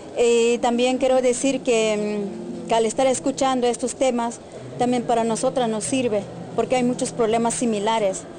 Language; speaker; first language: Spanish; non-native, local second language; Tzotzil